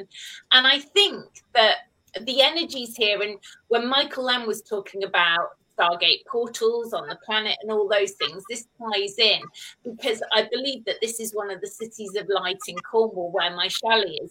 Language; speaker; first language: English; native; English